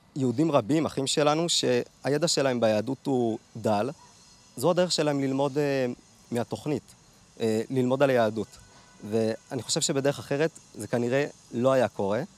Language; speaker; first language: Hebrew; native; Hebrew